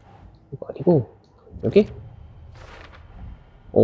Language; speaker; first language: Korean; non-native, learner; Indonesian